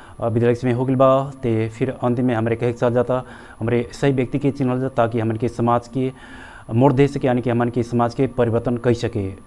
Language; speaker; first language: Bhojpuri; native; Bhojpuri